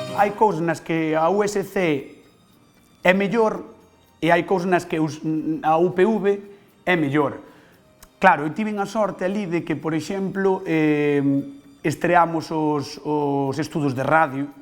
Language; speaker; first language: Galician; native; Galician